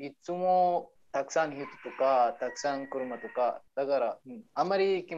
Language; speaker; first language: Japanese; non-native, learner; Arabic